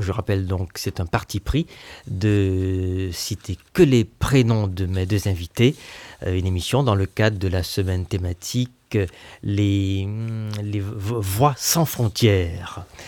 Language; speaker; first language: French; native; French